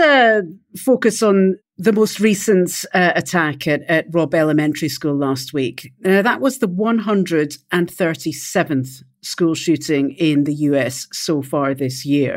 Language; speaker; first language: English; native; English